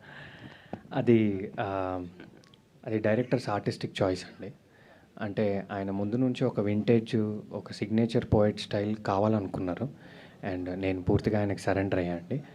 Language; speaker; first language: Telugu; native; Telugu